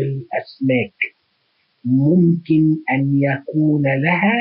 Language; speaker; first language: Arabic; native; Arabic